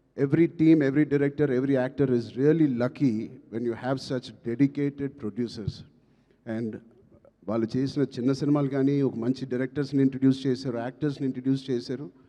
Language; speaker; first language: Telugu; native; Telugu